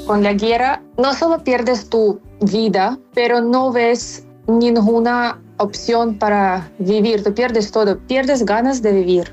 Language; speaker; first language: Spanish; non-native, fluent; Ukrainian